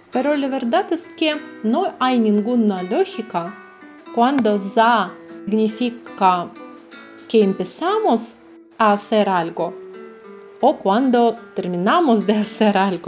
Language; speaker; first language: Spanish; non-native, fluent; Russian